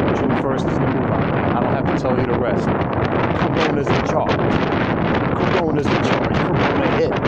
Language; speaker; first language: English; native; English